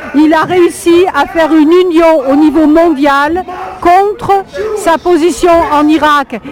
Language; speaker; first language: French; native; French